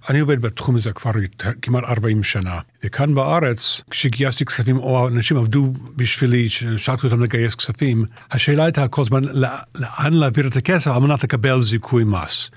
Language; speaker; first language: Hebrew; non-native, fluent; English